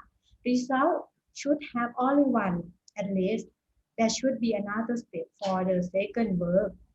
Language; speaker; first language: English; non-native, fluent; Thai